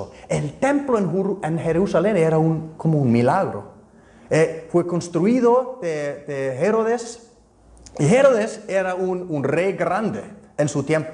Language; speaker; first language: Spanish; non-native, fluent; Icelandic